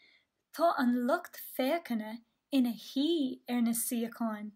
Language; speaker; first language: Irish; non-native, local second language; English